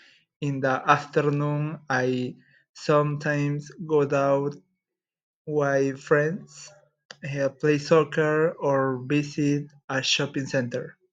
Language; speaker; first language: English; non-native, learner; Spanish